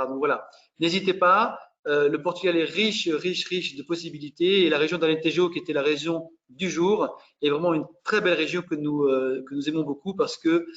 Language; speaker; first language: French; native; French